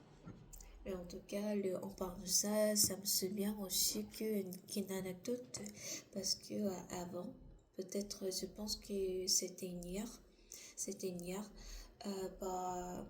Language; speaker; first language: French; non-native, learner; Korean